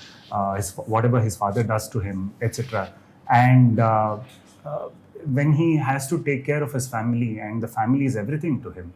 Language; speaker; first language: English; non-native, local second language; Kannada